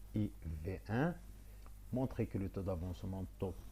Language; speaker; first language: French; non-native, local second language; Arabic